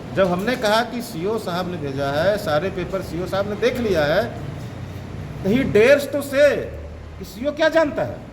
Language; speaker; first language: Hindi; native; Hindi